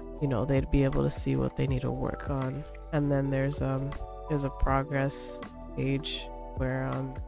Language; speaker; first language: English; native; English